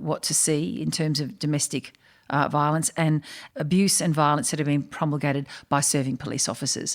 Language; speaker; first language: English; native; English